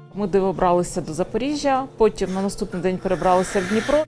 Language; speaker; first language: Ukrainian; native; Ukrainian